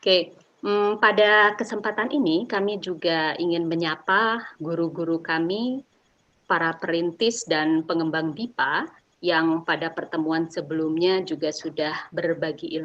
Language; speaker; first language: Indonesian; native; Indonesian